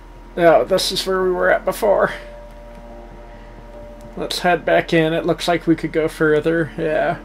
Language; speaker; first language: English; native; English